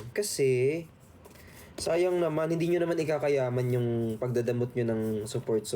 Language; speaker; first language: Filipino; native; Filipino